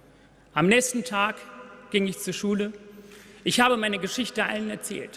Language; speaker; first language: German; non-native, fluent; Tamil